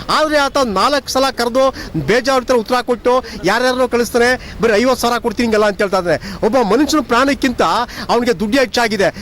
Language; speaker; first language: Kannada; native; Kannada